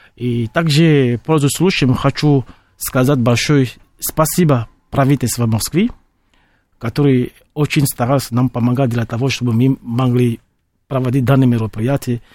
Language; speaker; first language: Russian; non-native, fluent; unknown